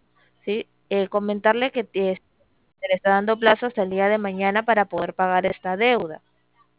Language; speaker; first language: Spanish; native; Spanish